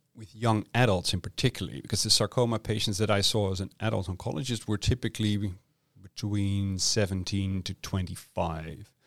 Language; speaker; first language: English; non-native, fluent; Dutch